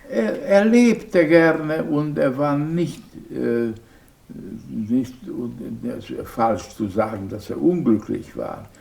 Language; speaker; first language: German; non-native, fluent; Hungarian